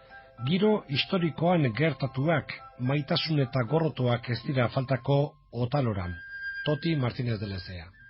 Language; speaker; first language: Basque; native; Basque